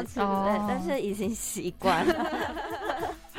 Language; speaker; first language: Chinese; non-native, fluent; Japanese